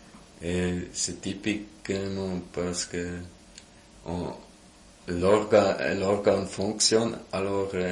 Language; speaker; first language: French; non-native, local second language; German